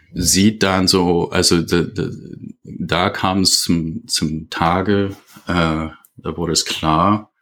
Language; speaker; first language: German; non-native, fluent; English